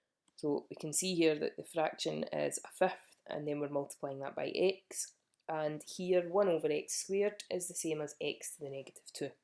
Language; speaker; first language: English; native; English